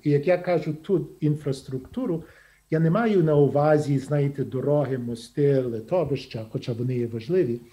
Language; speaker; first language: Ukrainian; early bilingual, heritage; Ukrainian